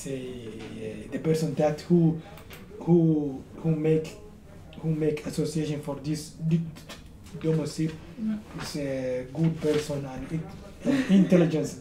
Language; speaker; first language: English; non-native, learner; Somali